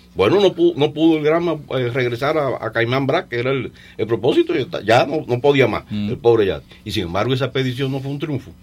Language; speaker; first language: Spanish; native; Spanish